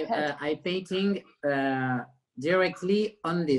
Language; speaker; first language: English; non-native, learner; French